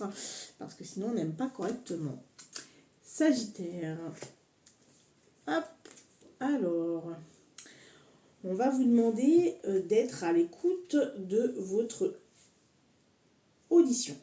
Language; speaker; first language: French; native; French